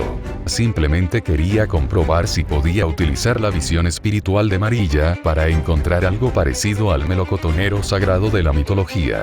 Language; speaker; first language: Spanish; native; Spanish